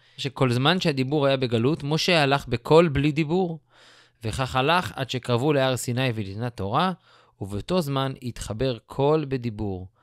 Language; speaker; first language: Hebrew; native; Hebrew